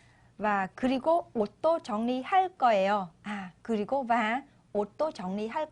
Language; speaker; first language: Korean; non-native, fluent; Vietnamese